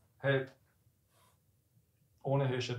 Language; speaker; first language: German; native; German